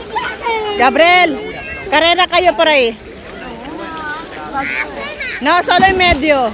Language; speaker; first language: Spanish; non-native, fluent; Filipino